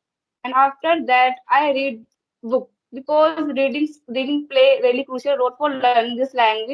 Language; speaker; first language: English; non-native, learner; Hindi